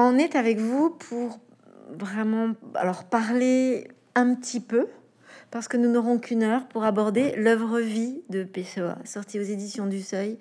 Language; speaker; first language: French; native; French